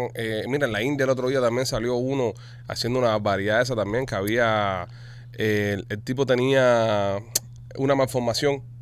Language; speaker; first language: Spanish; native; Spanish